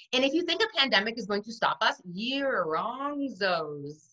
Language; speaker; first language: English; native; English